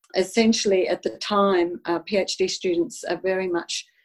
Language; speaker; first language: English; non-native, local second language; Italian